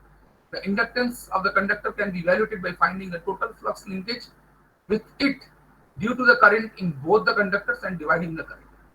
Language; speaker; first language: English; non-native, local second language; Bangla